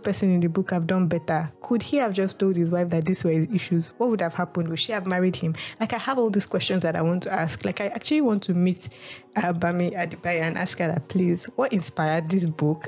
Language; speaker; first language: English; non-native, local second language; Yoruba